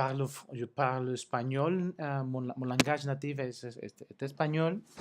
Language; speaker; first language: French; non-native, learner; Spanish